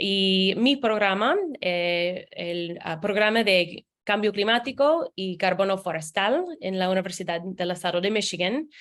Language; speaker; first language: Spanish; non-native, fluent; English